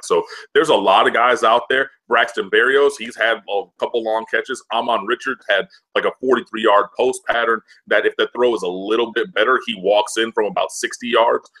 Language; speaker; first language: English; native; English